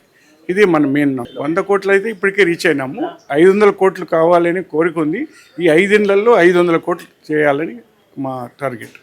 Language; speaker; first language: Telugu; native; Telugu